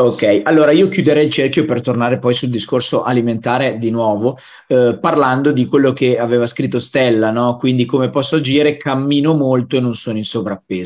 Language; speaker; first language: Italian; native; Italian